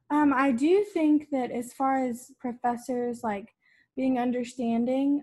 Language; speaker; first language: English; native; English